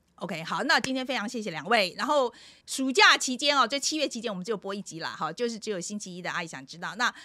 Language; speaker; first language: Chinese; native; Chinese